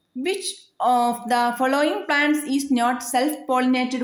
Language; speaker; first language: English; non-native, local second language; Malayalam